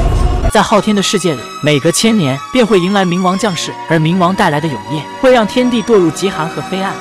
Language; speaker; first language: Chinese; native; Chinese